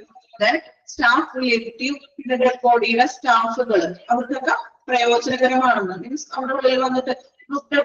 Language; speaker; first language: Malayalam; native; Malayalam